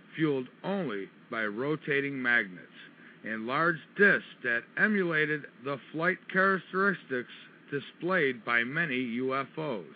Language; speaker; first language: English; native; English